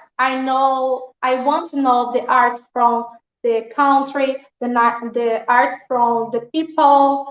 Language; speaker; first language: English; non-native, learner; Portuguese